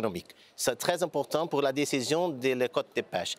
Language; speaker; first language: French; non-native, fluent; Portuguese